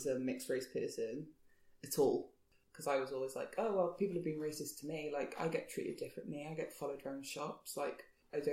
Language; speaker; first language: English; native; English